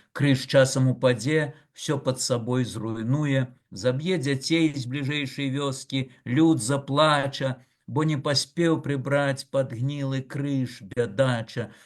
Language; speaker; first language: Belarusian; native; Belarusian